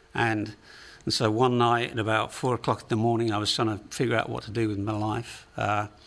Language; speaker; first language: English; native; English